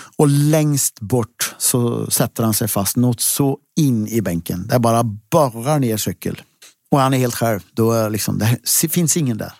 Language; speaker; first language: Swedish; native; Swedish